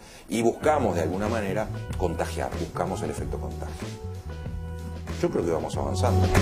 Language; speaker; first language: Spanish; native; Spanish